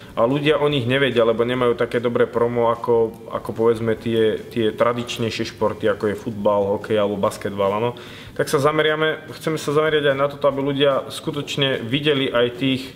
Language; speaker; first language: Slovak; native; Slovak